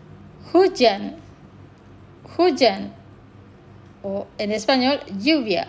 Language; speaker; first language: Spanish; non-native, fluent; Indonesian